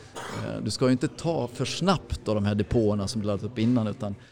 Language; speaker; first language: Swedish; native; Swedish